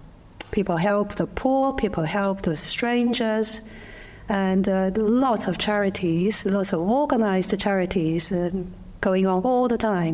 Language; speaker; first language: English; non-native, fluent; Chinese